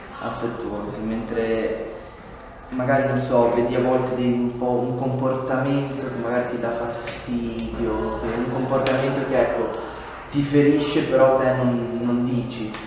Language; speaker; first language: Italian; native; Italian